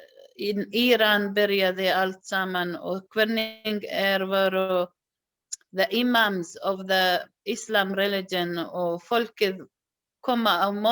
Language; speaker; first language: Icelandic; non-native, learner; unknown